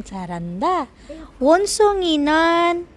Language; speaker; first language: Korean; non-native, fluent; Filipino